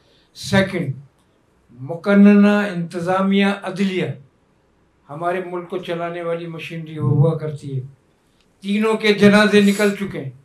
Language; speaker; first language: Urdu; native; Urdu